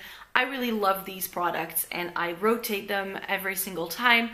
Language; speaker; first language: English; non-native, fluent; Dutch